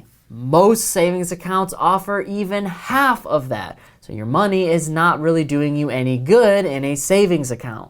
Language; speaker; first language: English; native; English